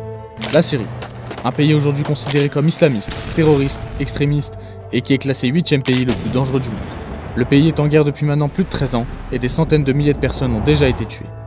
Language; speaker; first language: French; native; French